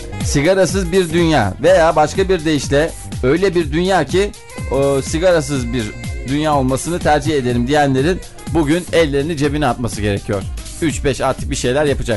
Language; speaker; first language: Turkish; native; Turkish